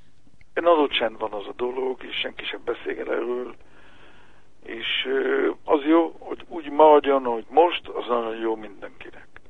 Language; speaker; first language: Hungarian; early bilingual, heritage; Hebrew